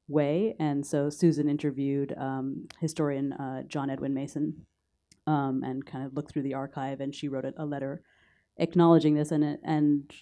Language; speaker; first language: English; native; English